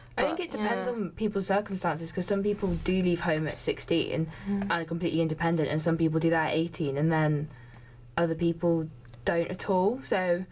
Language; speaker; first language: English; native; English